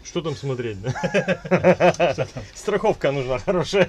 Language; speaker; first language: Russian; native; Russian